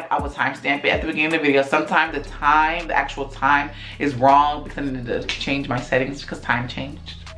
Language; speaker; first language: English; native; English